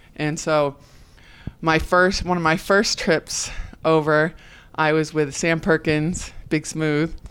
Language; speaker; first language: English; native; English